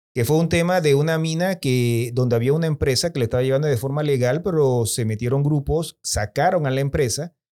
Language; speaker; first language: Spanish; native; Spanish